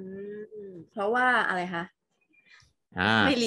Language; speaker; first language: Thai; native; Thai